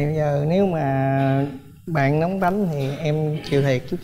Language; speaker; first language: Vietnamese; native; Vietnamese